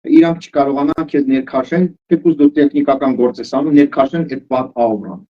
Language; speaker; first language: Armenian; early bilingual, heritage; Armenian